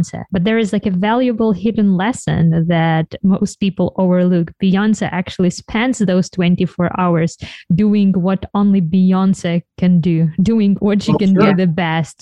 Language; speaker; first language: English; non-native, fluent; Ukrainian